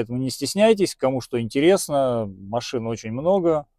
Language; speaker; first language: Russian; native; Russian